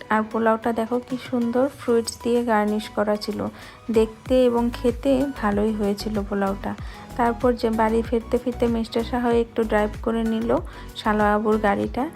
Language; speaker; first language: Bangla; native; Bangla